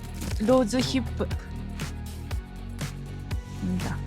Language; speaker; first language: Russian; non-native, learner; Japanese